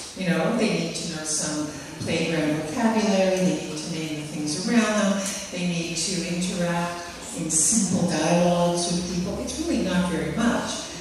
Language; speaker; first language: English; native; English